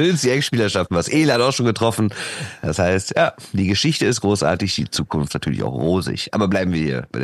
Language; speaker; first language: German; native; German